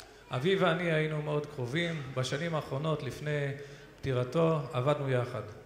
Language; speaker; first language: Hebrew; native; Hebrew